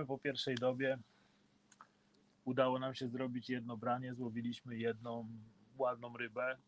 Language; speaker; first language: Polish; native; Polish